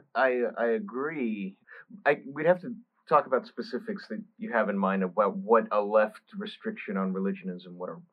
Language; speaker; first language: English; early bilingual, other home language; Bulgarian